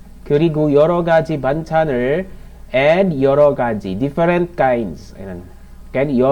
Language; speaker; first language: Korean; non-native, learner; Filipino